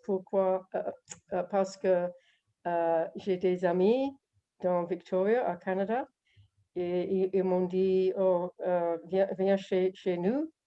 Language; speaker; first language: French; non-native, learner; English